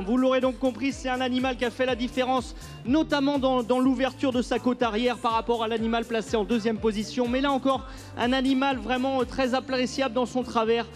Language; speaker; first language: French; native; French